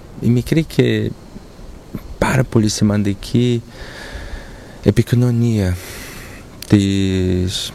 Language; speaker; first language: Greek; non-native, learner; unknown